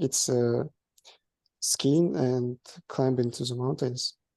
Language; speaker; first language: English; non-native, learner; Kazakh